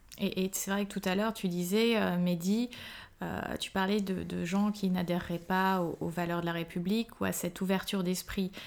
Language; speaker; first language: French; native; French